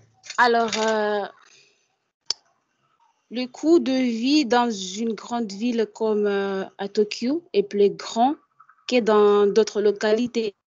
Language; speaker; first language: French; non-native, local second language; Arabic